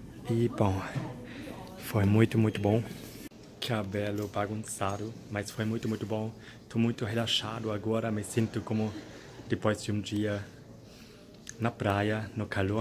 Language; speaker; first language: Portuguese; non-native, fluent; German